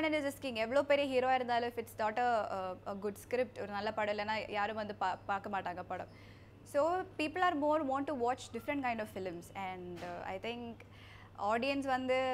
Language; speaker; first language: Tamil; non-native, local second language; Malayalam